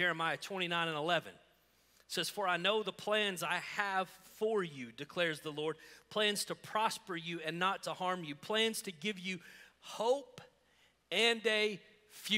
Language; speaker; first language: English; native; English